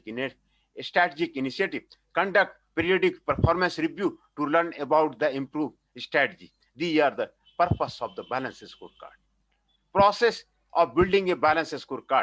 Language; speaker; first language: English; non-native, local second language; Hindi